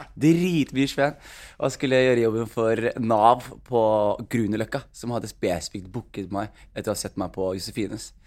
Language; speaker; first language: Norwegian; early bilingual, other home language; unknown